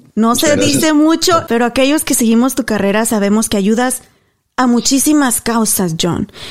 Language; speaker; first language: Spanish; native; Spanish